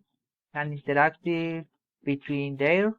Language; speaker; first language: English; non-native, learner; Spanish